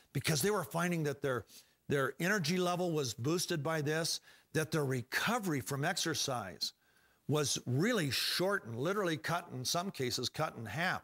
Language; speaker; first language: English; native; English